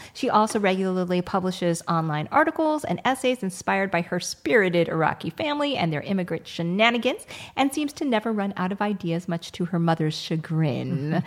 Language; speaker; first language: English; native; English